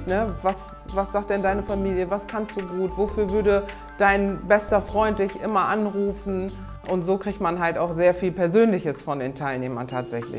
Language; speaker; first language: German; native; German